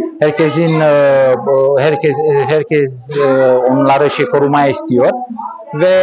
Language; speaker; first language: Turkish; non-native, learner; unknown